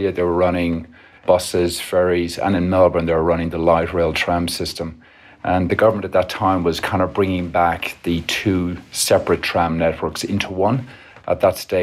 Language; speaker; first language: English; native; English